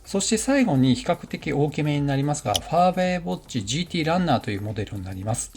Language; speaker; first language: Japanese; native; Japanese